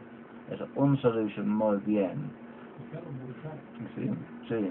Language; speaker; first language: Spanish; non-native, learner; English